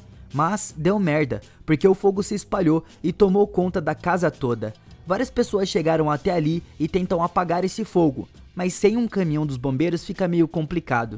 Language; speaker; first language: Portuguese; native; Portuguese